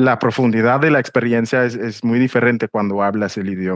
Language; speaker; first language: Spanish; non-native, fluent; English